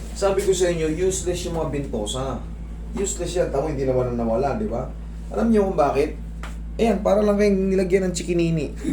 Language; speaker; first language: Filipino; native; Filipino